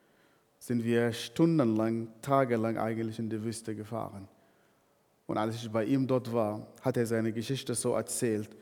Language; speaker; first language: German; non-native, fluent; Arabic